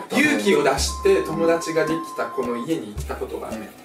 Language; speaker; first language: Japanese; early bilingual, other home language; Russian